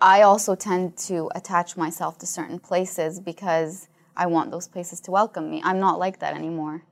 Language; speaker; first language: English; non-native, fluent; Arabic